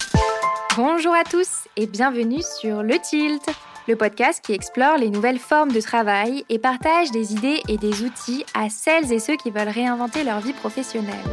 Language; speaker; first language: French; native; French